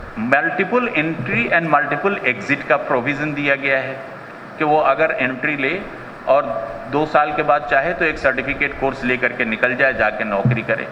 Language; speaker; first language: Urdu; native; Urdu